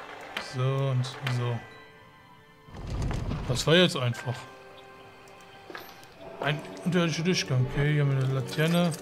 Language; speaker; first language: German; native; German